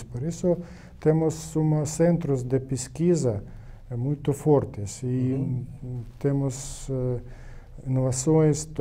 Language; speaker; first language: Portuguese; non-native, learner; Ukrainian